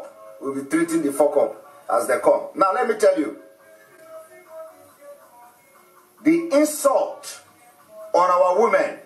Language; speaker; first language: English; non-native, local second language; Igbo